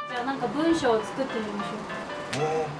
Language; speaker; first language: Japanese; non-native, fluent; Chinese